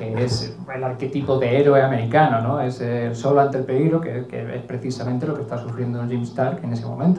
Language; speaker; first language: Spanish; native; Spanish